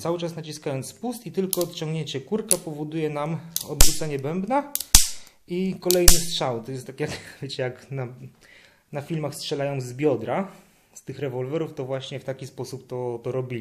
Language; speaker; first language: Polish; native; Polish